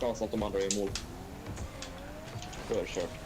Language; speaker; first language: Swedish; native; Swedish